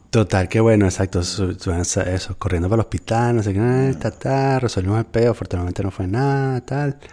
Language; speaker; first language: Spanish; native; Spanish